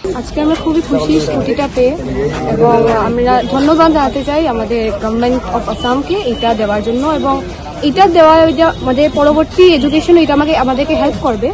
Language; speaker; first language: Bangla; native; Bangla